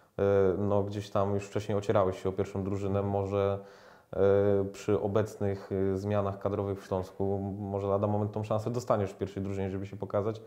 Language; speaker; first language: Polish; native; Polish